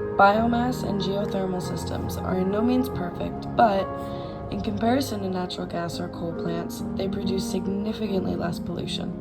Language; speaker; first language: English; native; English